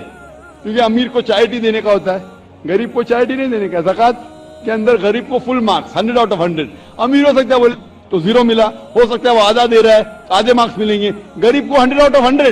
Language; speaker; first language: Hindi; non-native, local second language; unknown